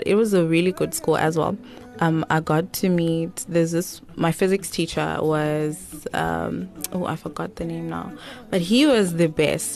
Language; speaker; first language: English; non-native, local second language; Xhosa